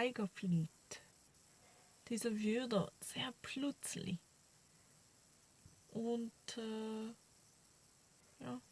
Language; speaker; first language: German; non-native, learner; Korean